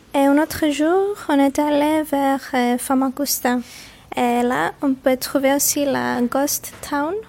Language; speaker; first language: French; non-native, learner; Greek